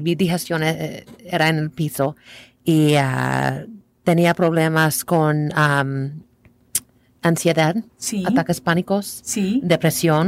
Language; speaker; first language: Spanish; non-native, learner; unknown